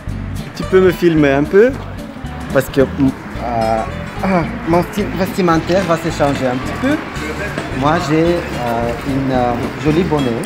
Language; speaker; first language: French; non-native, fluent; Russian